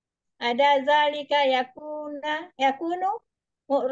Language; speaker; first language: Arabic; non-native, learner; Indonesian